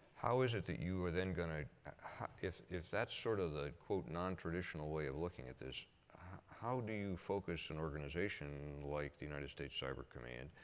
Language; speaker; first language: English; native; English